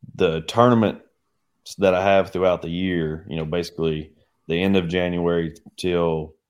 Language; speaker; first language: English; native; English